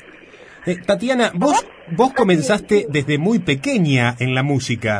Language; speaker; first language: Spanish; native; Spanish